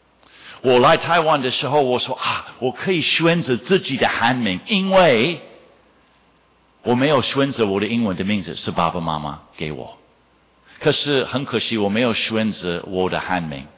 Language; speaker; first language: Chinese; non-native, fluent; English